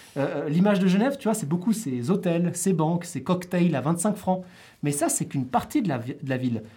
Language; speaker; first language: French; native; French